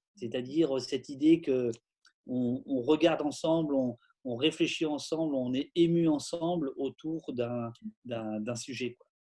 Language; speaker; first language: French; native; French